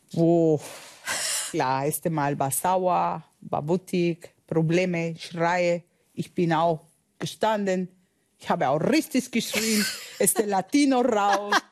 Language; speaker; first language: German; non-native, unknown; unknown